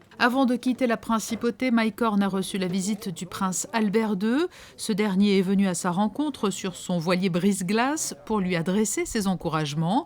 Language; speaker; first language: French; native; French